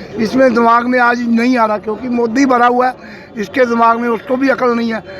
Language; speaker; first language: Hindi; non-native, local second language; Punjabi